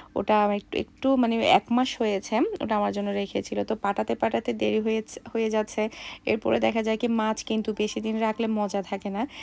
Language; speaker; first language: Bangla; native; Bangla